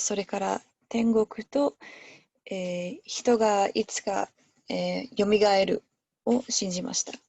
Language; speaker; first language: Japanese; non-native, learner; English